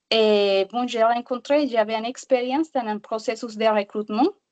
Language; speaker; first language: French; non-native, learner; Spanish